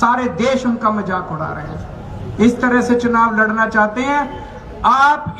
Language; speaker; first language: Hindi; native; Hindi